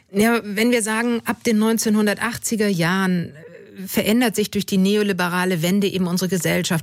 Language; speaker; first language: German; native; German